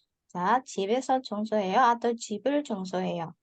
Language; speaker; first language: Korean; non-native, fluent; Indonesian